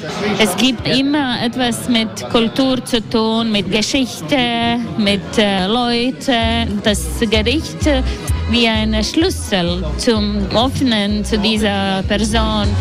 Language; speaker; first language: German; non-native, learner; Latvian